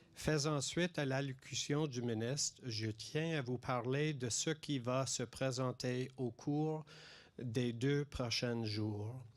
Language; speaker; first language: French; non-native, local second language; English